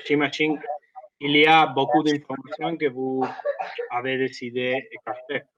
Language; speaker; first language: French; non-native, learner; Spanish